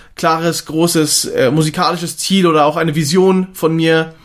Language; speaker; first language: German; native; German